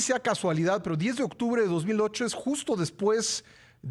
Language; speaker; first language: Spanish; native; Spanish